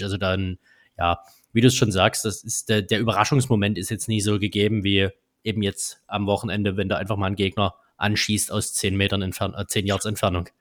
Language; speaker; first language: German; native; German